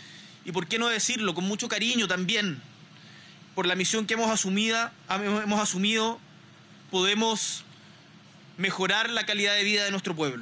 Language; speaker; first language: Spanish; native; Spanish